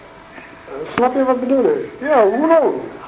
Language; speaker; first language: Dutch; non-native, learner; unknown